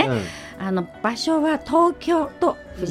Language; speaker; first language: Japanese; non-native, fluent; Chinese